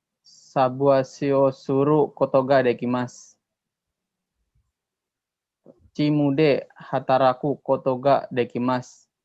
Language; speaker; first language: Japanese; non-native, learner; Indonesian